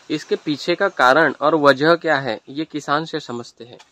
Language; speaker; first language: Hindi; non-native, local second language; Marathi